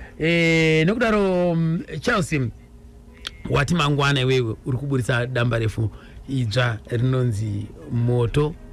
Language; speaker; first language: Shona; native; Shona